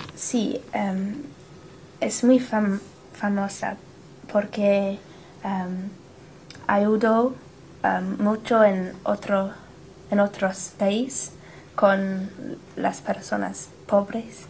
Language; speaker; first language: Spanish; non-native, learner; English